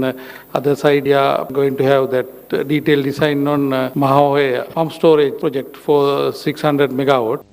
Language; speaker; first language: English; non-native, local second language; Sinhala